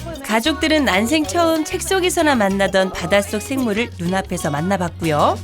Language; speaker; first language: Korean; native; Korean